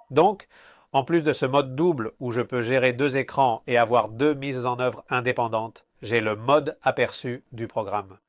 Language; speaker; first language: French; non-native, fluent; Spanish